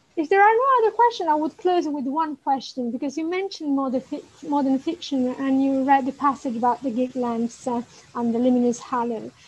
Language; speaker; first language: English; non-native, fluent; Italian